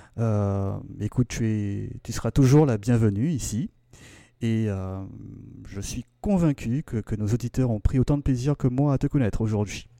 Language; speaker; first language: French; native; French